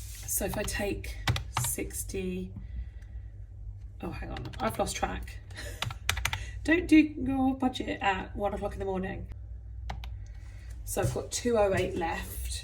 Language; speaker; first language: English; native; English